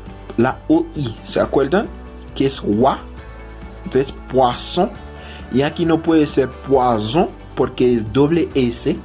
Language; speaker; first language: Spanish; non-native, fluent; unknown